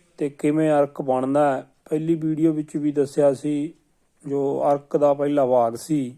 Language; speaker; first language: Punjabi; native; Punjabi